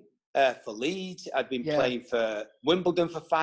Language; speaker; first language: English; native; English